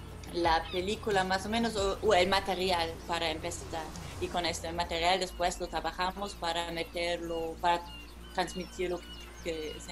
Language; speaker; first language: Spanish; non-native, fluent; German